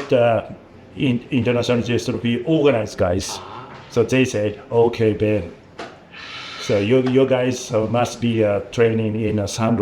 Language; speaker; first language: English; non-native, learner; Japanese